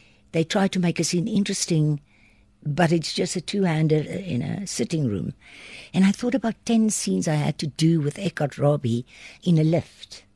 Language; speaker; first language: English; non-native, local second language; Afrikaans